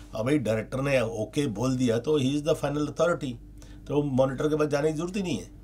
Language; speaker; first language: Hindi; native; Hindi